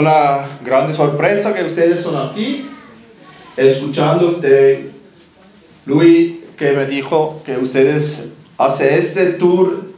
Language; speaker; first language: Spanish; non-native, learner; German